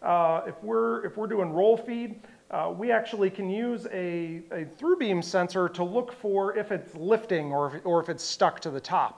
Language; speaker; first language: English; native; English